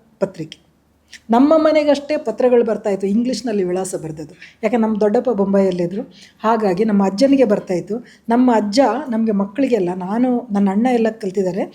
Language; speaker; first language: Kannada; non-native, local second language; Tulu